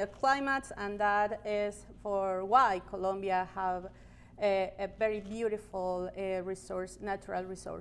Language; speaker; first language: English; non-native, learner; Spanish